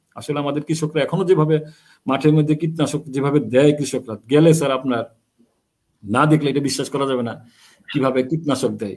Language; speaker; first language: Bangla; native; Bangla